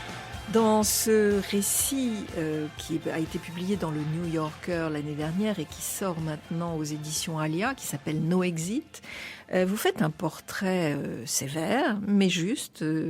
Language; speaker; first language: French; native; French